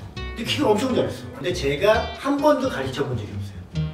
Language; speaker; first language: Korean; native; Korean